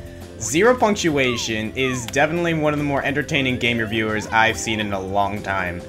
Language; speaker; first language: English; native; English